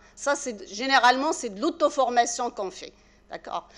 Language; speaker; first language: French; non-native, local second language; Arabic